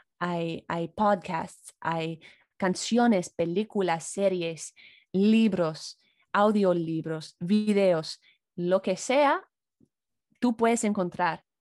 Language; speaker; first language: Spanish; non-native, fluent; English